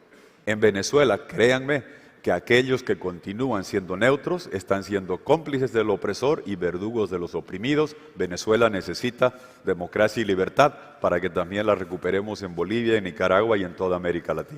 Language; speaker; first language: Spanish; native; Spanish